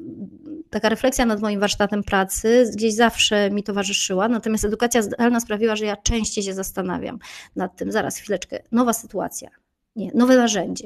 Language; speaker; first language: Polish; native; Polish